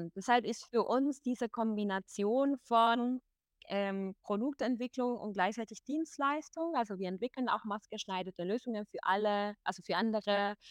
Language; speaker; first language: German; non-native, fluent; Spanish